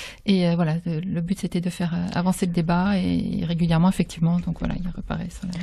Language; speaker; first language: French; native; French